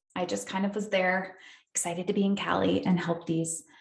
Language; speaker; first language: English; native; English